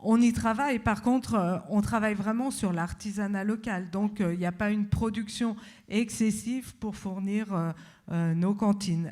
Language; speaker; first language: French; native; French